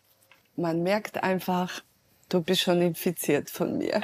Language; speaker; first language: German; non-native, fluent; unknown